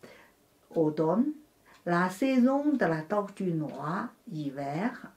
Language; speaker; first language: French; non-native, fluent; Chinese